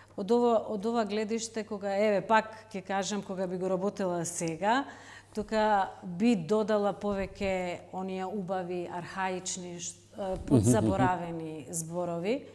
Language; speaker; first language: Macedonian; non-native, local second language; Bosnian